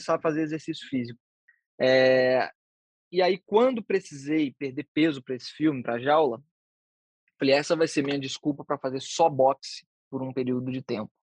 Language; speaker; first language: Portuguese; native; Portuguese